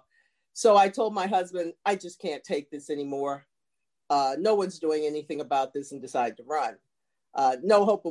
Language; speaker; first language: English; native; English